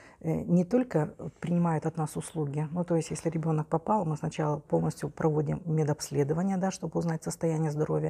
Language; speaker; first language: Russian; native; Russian